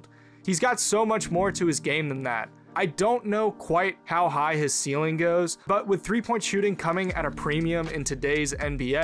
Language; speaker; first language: English; native; English